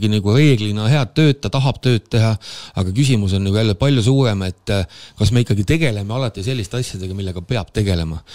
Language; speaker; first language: Estonian; native; Estonian